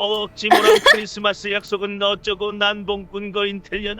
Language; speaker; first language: Korean; native; Korean